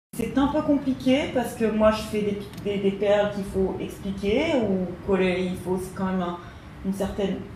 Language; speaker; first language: French; native; French